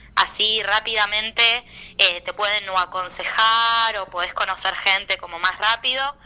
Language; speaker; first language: Spanish; native; Spanish